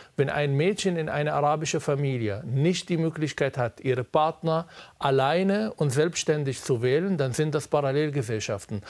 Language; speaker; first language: German; non-native, fluent; Arabic